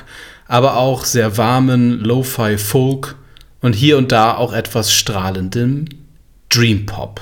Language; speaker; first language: German; native; German